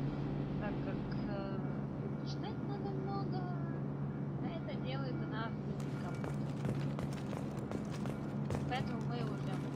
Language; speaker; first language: Russian; native; Russian